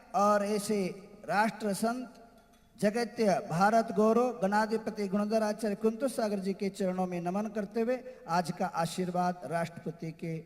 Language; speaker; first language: Hindi; non-native, local second language; Kannada